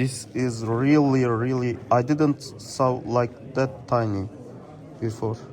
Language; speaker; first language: English; non-native, learner; Turkish